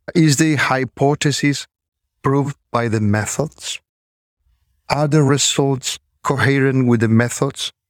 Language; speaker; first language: English; non-native, fluent; Spanish